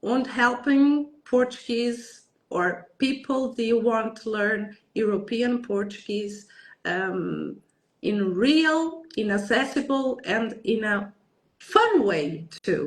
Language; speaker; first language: English; non-native, learner; Portuguese